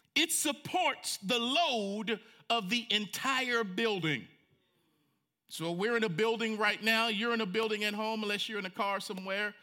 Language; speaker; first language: English; native; English